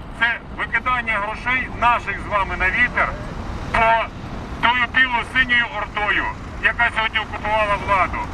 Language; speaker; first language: Ukrainian; native; Ukrainian